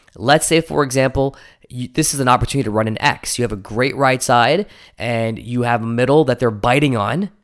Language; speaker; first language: English; native; English